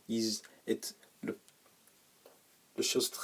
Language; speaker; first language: French; non-native, learner; English